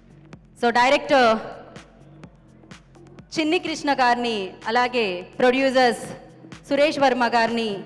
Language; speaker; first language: Telugu; native; Telugu